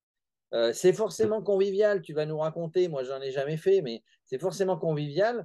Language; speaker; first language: French; native; French